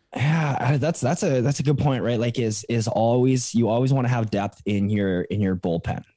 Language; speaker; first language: English; native; English